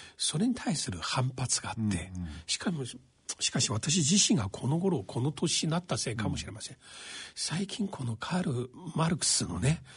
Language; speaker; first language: Japanese; non-native, fluent; Chinese